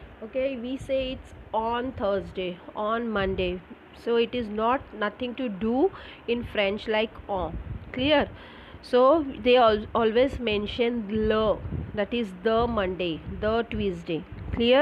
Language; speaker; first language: English; non-native, local second language; Marathi